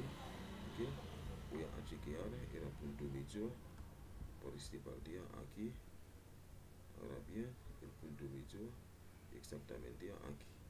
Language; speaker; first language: Spanish; non-native, learner; Haitian Creole